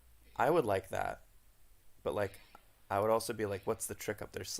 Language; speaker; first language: English; native; English